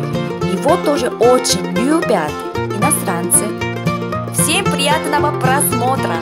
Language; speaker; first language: Russian; non-native, fluent; Korean